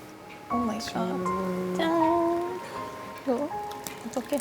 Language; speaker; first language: Korean; non-native, learner; Russian